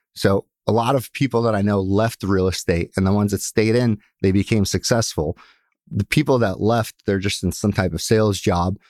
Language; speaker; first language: English; early bilingual, other home language; Russian